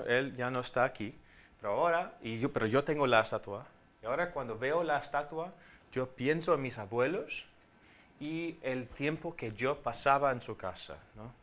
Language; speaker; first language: Spanish; non-native, fluent; English